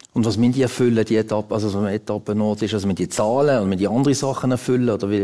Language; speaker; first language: German; native; German